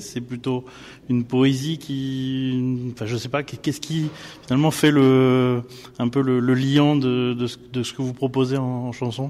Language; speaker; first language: French; native; French